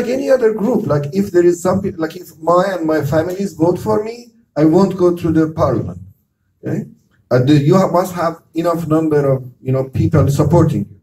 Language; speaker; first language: English; non-native, fluent; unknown